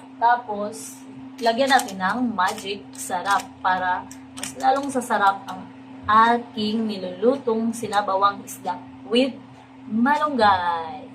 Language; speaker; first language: Filipino; non-native, local second language; Cebuano